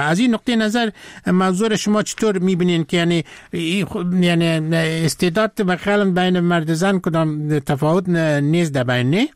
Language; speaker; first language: Persian; native; Persian